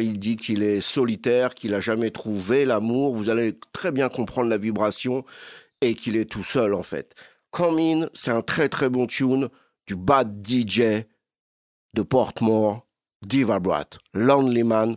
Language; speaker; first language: French; native; French